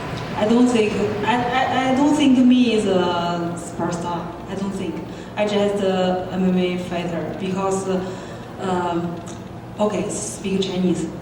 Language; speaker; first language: English; non-native, learner; Chinese